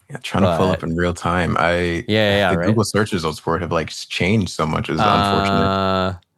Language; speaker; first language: English; native; English